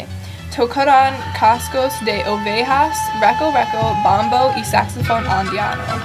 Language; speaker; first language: Spanish; non-native, learner; English